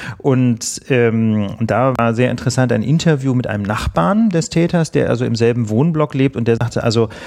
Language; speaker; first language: German; native; German